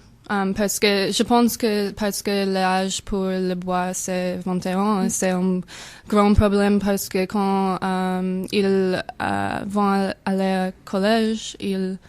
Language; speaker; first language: French; non-native, learner; English